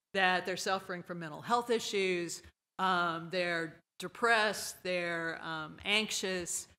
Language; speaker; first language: English; native; English